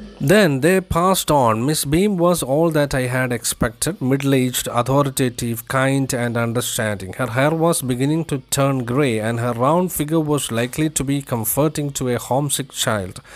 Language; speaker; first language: English; non-native, local second language; Malayalam